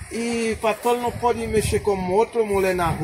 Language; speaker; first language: Portuguese; non-native, learner; Haitian Creole